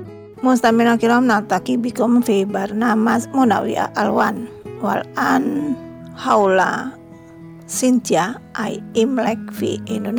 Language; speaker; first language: Arabic; non-native, fluent; Indonesian